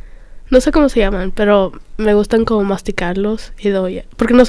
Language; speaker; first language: Spanish; early bilingual, other home language; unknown